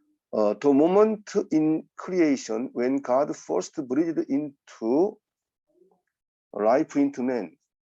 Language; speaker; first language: English; non-native, fluent; Korean